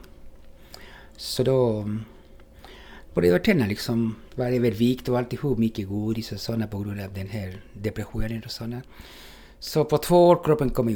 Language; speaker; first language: Swedish; non-native, fluent; Spanish